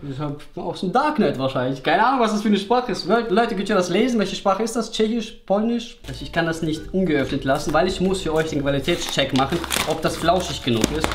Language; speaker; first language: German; early bilingual, other home language; Russian